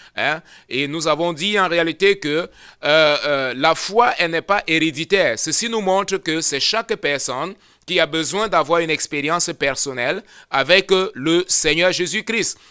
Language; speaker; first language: French; non-native, local second language; Lingala